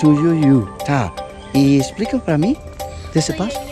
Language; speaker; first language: Portuguese; non-native, learner; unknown